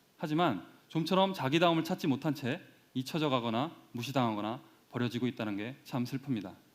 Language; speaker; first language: Korean; native; Korean